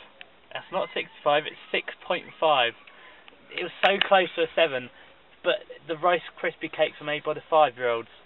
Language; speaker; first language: English; native; English